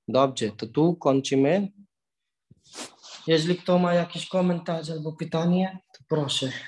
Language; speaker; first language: Polish; non-native, learner; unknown